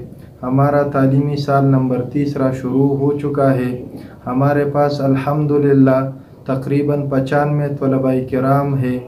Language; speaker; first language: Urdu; non-native, local second language; Pashto